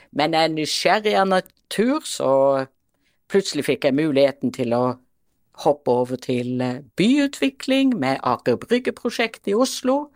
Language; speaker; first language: Norwegian; native; Norwegian